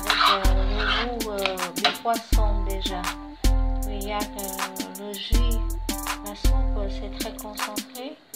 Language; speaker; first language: French; non-native, fluent; Vietnamese